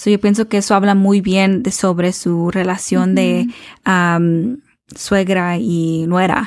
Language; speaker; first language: Spanish; early bilingual, heritage; Spanish